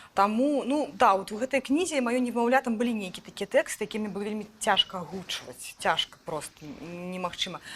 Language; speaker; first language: Belarusian; native; Belarusian